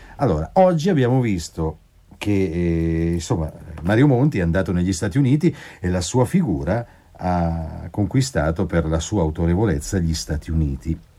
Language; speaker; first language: Italian; native; Italian